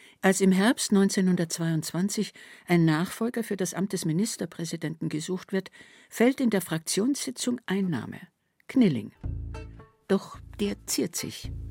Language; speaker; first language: German; native; German